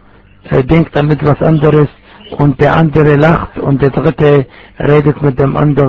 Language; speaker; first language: German; non-native, fluent; Arabic